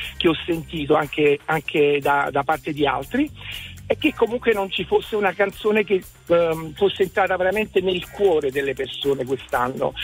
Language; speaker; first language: Italian; native; Italian